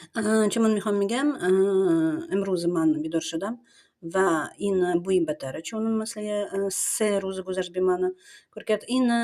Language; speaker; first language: Persian; non-native, learner; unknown